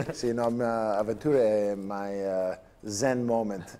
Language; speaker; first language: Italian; non-native, learner; English